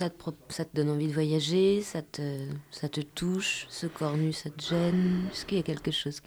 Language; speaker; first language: French; native; French